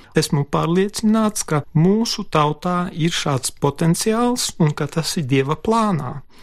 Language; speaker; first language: Latvian; non-native, local second language; Polish